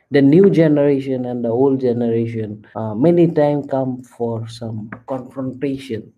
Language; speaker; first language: English; non-native, local second language; Assamese